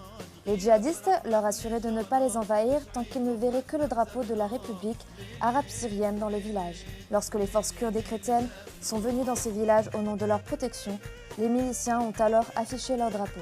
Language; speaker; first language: French; native; French